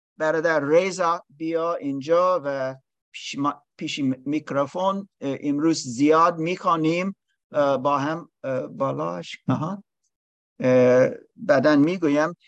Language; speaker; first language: Persian; non-native, learner; English